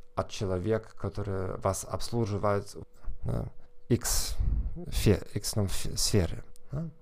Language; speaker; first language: Russian; non-native, fluent; German